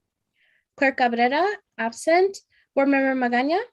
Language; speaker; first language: English; native; English